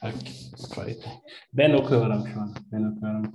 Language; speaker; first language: Turkish; non-native, learner; French